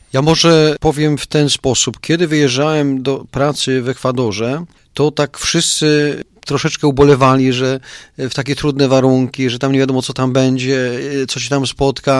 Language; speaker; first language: Polish; native; Polish